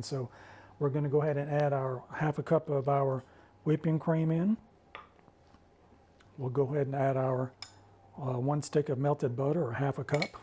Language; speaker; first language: English; native; English